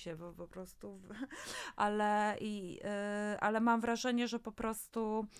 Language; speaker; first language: Polish; native; Polish